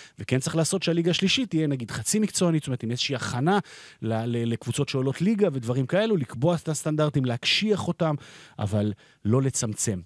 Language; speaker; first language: Hebrew; native; Hebrew